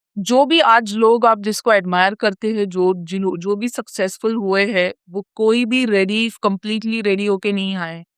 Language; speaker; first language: Hindi; non-native, local second language; Malayalam